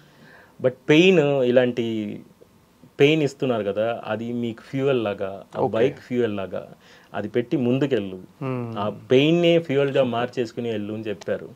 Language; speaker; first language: Telugu; non-native, fluent; Tamil